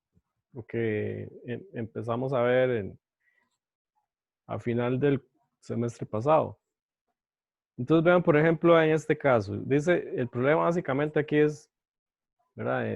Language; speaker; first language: Spanish; native; Spanish